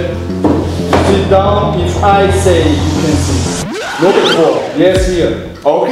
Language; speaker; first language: English; non-native, fluent; German